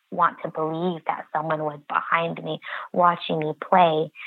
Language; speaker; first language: English; native; English